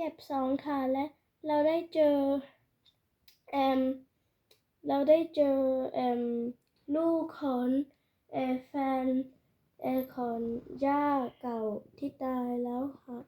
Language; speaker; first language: Thai; early bilingual, heritage; Thai